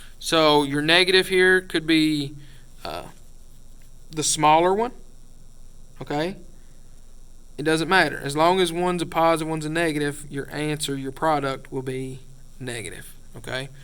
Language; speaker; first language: English; native; English